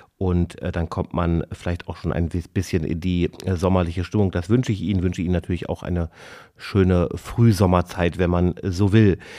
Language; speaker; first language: German; native; German